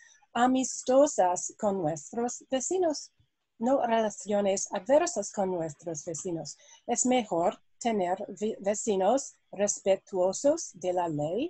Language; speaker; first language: Spanish; non-native, learner; English